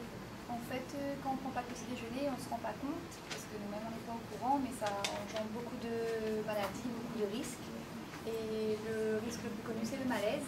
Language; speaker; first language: French; native; French